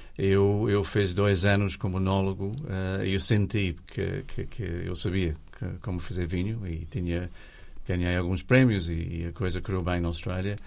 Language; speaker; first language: Portuguese; non-native, fluent; English